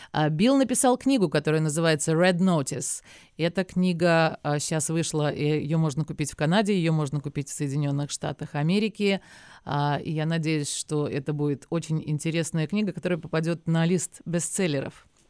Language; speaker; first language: Russian; native; Russian